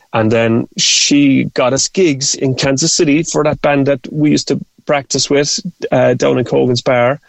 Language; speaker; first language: English; native; English